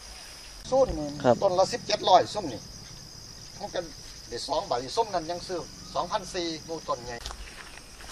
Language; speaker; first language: Thai; non-native, local second language; Northeastern Thai